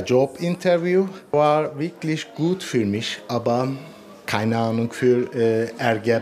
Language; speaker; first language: German; non-native, learner; Turkish